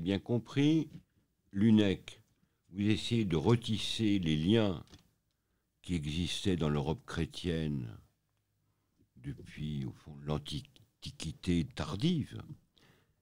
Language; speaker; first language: French; native; French